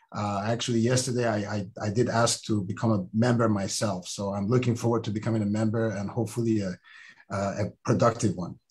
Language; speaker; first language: English; early bilingual, other home language; Persian